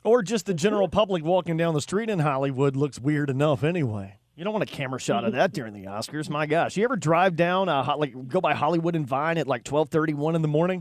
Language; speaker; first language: English; native; English